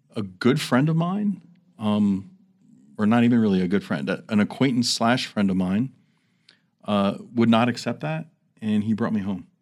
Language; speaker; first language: English; native; English